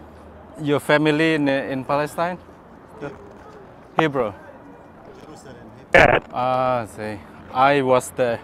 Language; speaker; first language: English; non-native, fluent; Indonesian